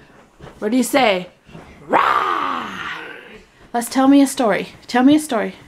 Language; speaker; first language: English; native; English